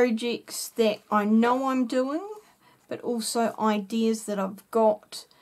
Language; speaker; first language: English; native; English